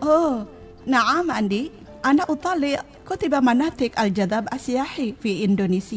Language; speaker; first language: Arabic; non-native, fluent; Indonesian